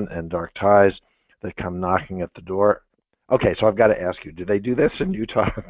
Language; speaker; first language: English; native; English